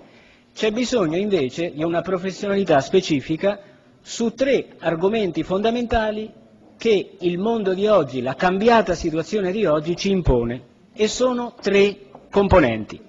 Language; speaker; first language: Italian; native; Italian